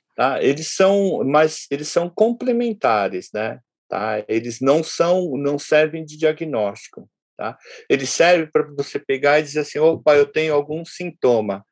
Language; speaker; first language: Portuguese; early bilingual, other home language; Japanese